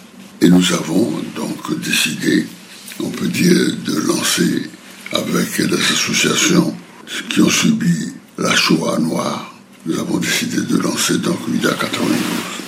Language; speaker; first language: French; non-native, local second language; Fon